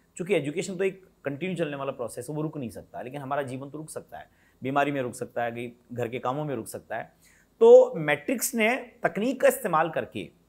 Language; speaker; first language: Hindi; native; Hindi